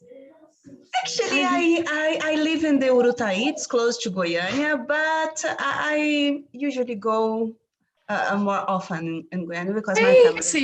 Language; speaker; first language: English; non-native, learner; Portuguese